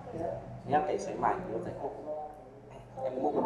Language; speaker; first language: Chinese; non-native, fluent; Vietnamese